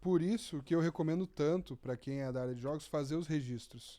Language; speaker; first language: Portuguese; native; Portuguese